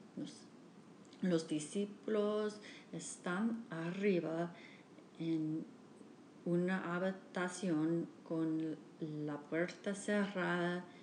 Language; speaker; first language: Spanish; non-native, learner; English